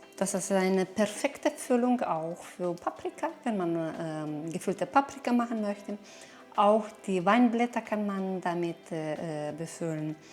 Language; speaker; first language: German; non-native, fluent; Romanian